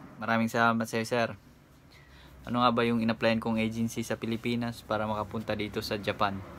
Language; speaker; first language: Filipino; non-native, local second language; Cebuano